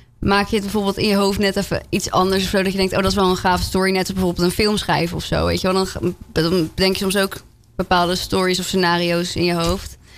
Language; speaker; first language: Dutch; early bilingual, other home language; French